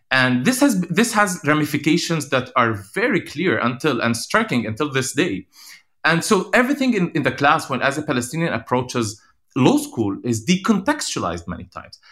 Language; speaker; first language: English; non-native, fluent; Arabic